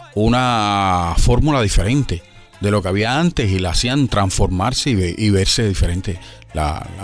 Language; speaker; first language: Spanish; native; Spanish